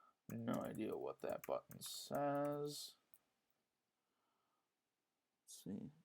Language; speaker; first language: English; native; English